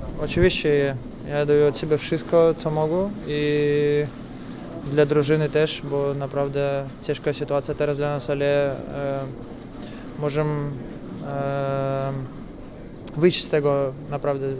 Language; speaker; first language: Polish; non-native, learner; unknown